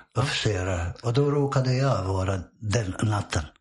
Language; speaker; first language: Swedish; non-native, fluent; Bosnian